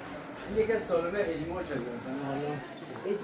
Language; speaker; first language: Persian; native; Persian